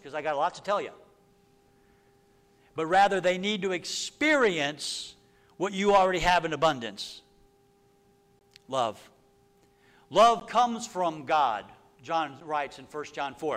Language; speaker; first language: English; native; English